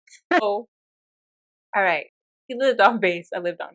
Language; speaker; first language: English; native; English